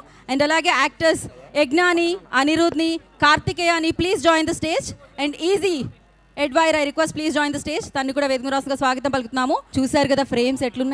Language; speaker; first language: Telugu; native; Telugu